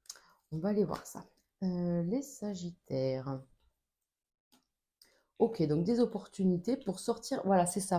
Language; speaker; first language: French; native; French